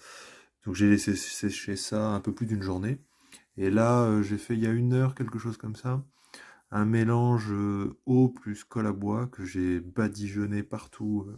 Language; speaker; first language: French; native; French